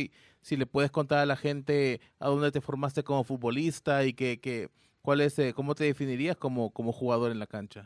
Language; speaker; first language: Spanish; native; Spanish